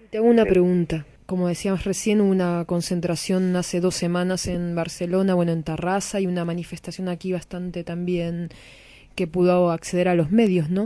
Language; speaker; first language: Spanish; native; Spanish